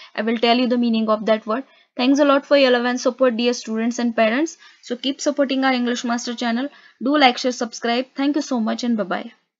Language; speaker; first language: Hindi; non-native, local second language; Marathi